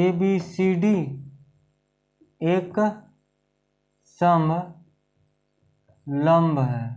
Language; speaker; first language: Hindi; native; Hindi